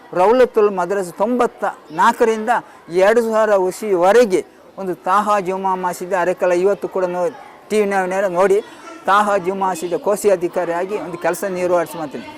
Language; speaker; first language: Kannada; non-native, local second language; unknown